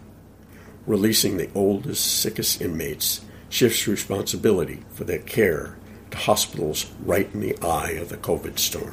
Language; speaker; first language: English; native; English